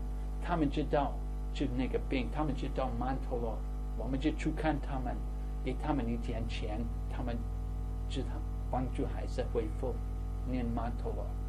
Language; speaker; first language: Chinese; non-native, fluent; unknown